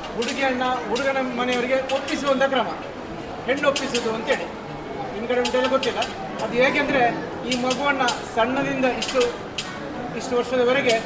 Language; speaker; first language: Kannada; non-native, local second language; Tulu